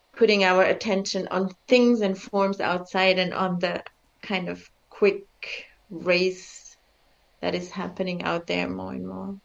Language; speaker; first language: English; early bilingual, other home language; German